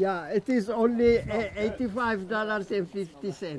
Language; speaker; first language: English; non-native, learner; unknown